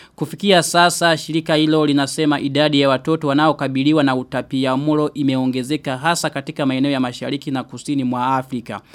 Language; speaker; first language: Swahili; non-native, local second language; Rundi